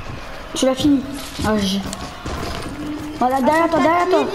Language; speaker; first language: French; native; French